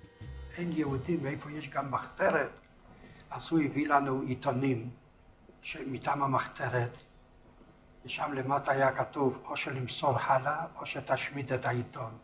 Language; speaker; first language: Hebrew; non-native, fluent; Yiddish